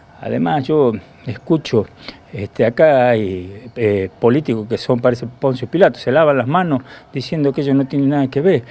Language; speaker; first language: Spanish; native; Spanish